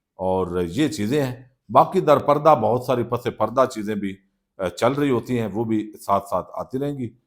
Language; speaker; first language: Urdu; non-native, local second language; Punjabi